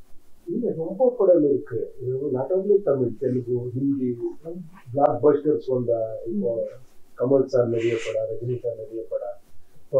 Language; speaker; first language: Tamil; non-native, learner; Kannada